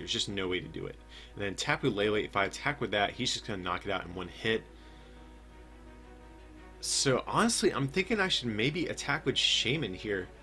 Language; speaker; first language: English; native; English